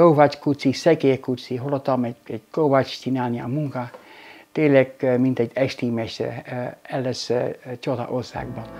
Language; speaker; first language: Hungarian; non-native, learner; Dutch